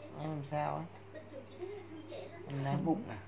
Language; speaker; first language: Vietnamese; native; Vietnamese